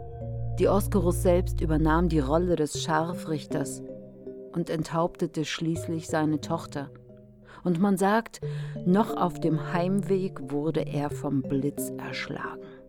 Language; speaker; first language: German; native; German